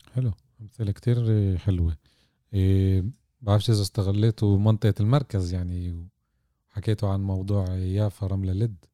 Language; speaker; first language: Arabic; native; Arabic